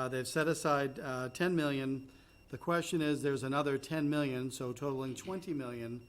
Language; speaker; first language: English; native; English